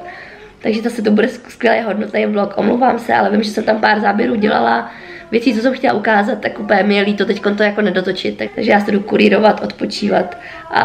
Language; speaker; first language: Czech; native; Czech